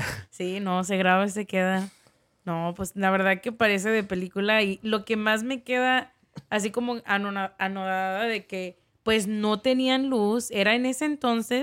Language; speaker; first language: Spanish; native; Spanish